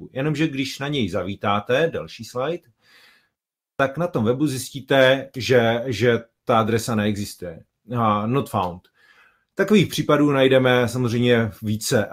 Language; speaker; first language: Czech; native; Czech